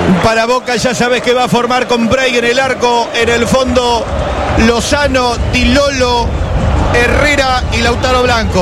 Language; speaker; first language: Spanish; native; Spanish